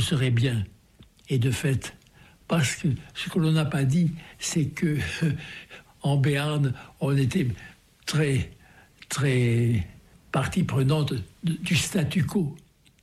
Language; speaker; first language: French; native; French